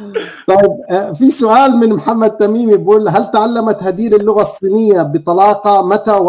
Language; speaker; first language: Arabic; native; Arabic